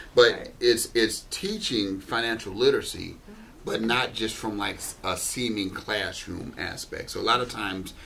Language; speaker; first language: English; native; English